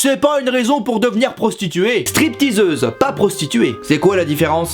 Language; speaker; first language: French; native; French